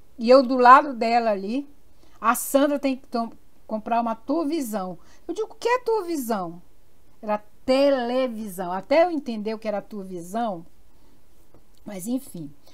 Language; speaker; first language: Portuguese; native; Portuguese